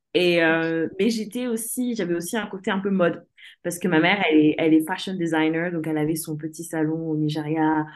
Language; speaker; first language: French; early bilingual, other home language; English